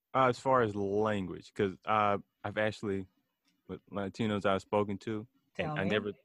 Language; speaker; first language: English; native; English